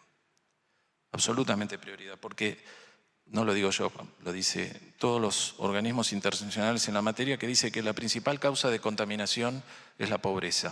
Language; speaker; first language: Spanish; native; Spanish